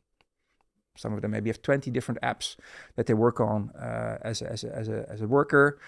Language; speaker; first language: English; non-native, fluent; Dutch